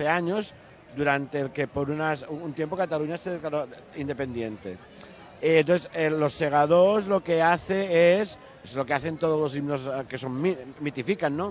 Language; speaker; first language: Spanish; non-native, local second language; Catalan